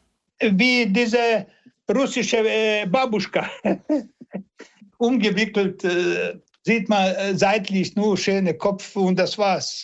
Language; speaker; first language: German; non-native, learner; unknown